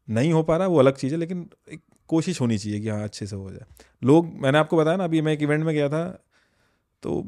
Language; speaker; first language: Hindi; native; Hindi